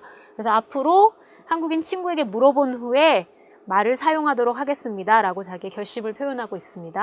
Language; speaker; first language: Korean; native; Korean